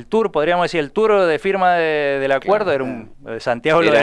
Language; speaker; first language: Spanish; native; Spanish